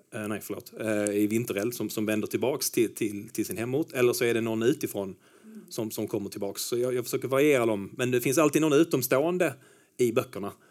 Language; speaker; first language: Swedish; native; Swedish